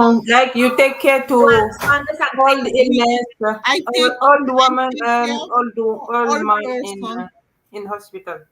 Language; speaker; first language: English; non-native, learner; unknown